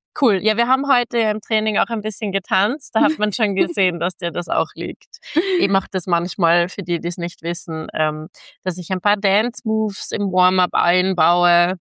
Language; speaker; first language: German; native; German